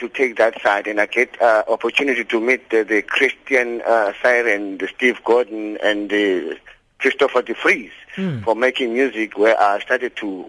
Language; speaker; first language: English; non-native, local second language; Xhosa